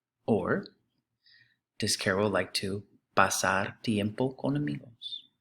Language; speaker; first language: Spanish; non-native, fluent; English